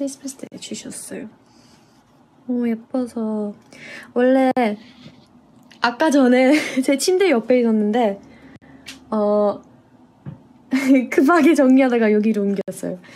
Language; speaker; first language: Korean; non-native, fluent; English